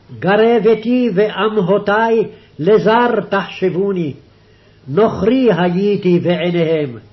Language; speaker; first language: Hebrew; native; Hebrew